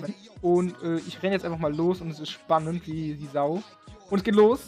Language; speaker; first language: German; native; German